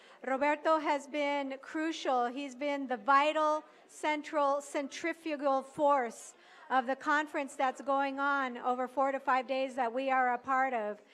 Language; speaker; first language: English; early bilingual, other home language; Spanish